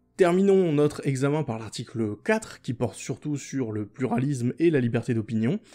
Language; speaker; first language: French; native; French